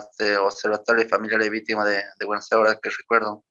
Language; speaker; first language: Spanish; native; Spanish